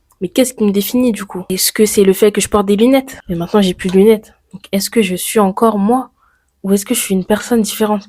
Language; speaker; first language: French; native; French